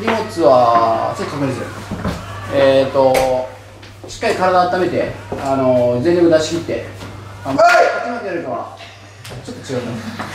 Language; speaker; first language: Japanese; native; Japanese